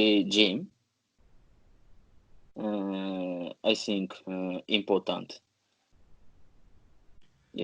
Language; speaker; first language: English; non-native, learner; Japanese